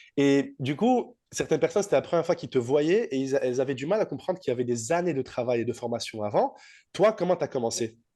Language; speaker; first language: French; native; French